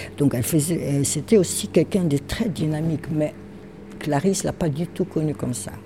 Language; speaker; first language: French; non-native, fluent; Portuguese